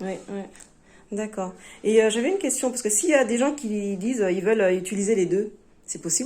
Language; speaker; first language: French; native; French